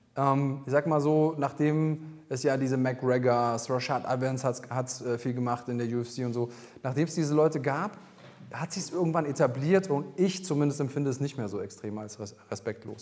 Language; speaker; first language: German; native; German